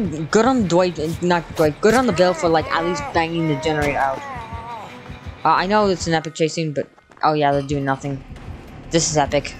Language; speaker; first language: English; native; English